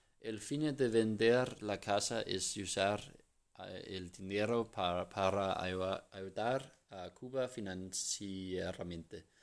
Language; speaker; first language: Spanish; non-native, learner; English